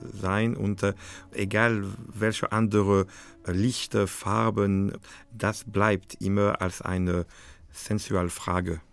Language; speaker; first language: German; non-native, fluent; French